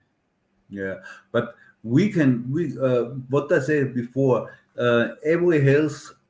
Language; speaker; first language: English; non-native, learner; German